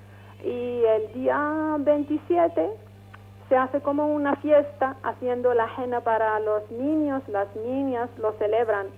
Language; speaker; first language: Spanish; non-native, fluent; Arabic